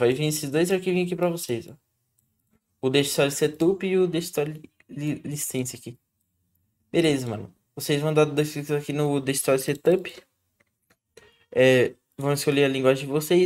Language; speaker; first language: Portuguese; native; Portuguese